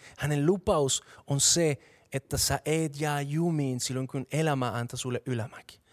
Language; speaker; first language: Finnish; non-native, fluent; Spanish